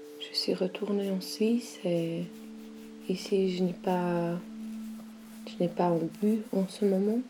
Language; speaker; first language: French; non-native, learner; German